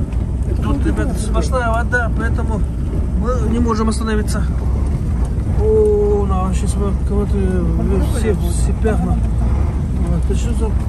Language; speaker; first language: Russian; native; Russian